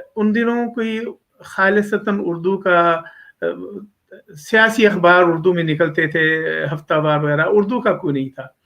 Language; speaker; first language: Urdu; native; Urdu